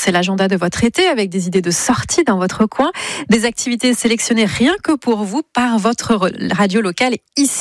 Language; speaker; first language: French; native; French